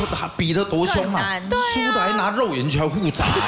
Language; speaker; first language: Chinese; native; Chinese